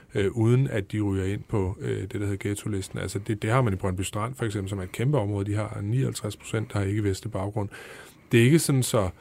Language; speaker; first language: Danish; native; Danish